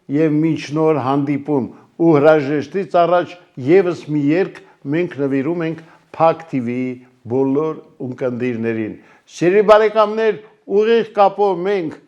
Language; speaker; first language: Armenian; native; Armenian